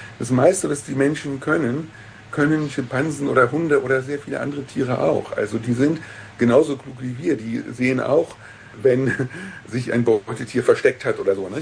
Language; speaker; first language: German; native; German